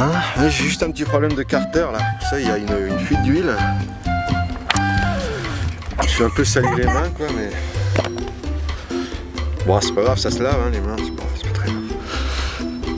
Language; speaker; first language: French; native; French